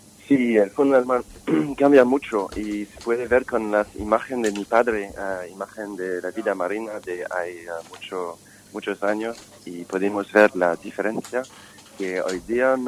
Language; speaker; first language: Spanish; non-native, fluent; French